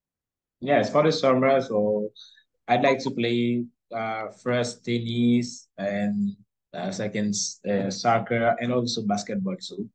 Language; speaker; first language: English; non-native, learner; Haitian Creole